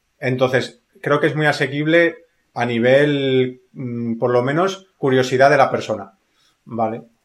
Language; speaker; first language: Spanish; native; Spanish